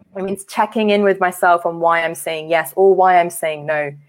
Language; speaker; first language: English; native; English